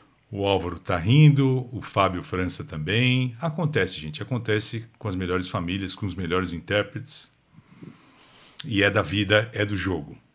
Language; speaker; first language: Portuguese; native; Portuguese